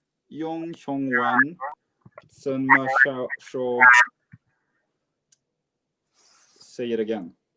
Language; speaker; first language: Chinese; non-native, learner; English